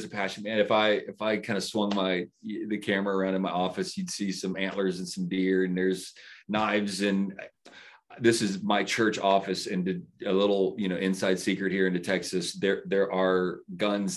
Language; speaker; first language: English; native; English